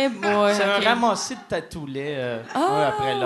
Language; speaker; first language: French; native; French